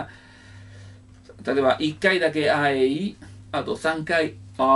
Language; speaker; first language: Japanese; non-native, learner; Italian